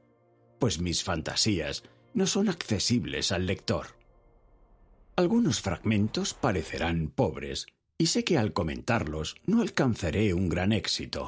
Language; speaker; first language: Spanish; native; Spanish